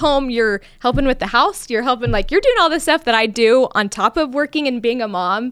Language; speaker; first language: English; native; English